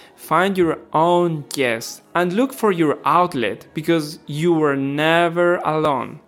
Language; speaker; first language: English; non-native, fluent; Spanish